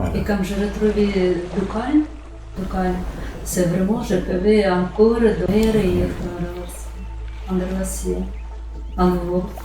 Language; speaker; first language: French; non-native, learner; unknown